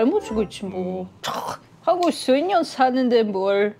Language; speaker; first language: Korean; non-native, learner; Russian